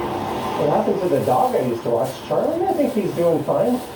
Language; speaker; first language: English; native; English